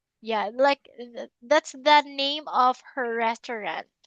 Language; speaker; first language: English; non-native, local second language; Filipino